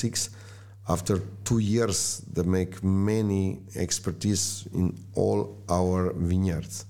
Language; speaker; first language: English; non-native, learner; Slovenian